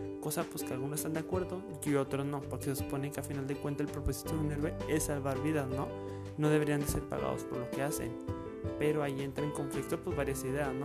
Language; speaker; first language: Spanish; native; Spanish